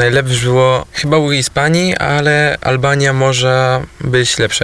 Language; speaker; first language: Polish; non-native, local second language; Belarusian